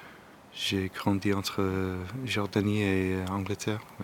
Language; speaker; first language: French; non-native, learner; Arabic